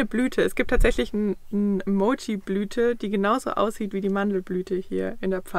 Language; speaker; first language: German; native; German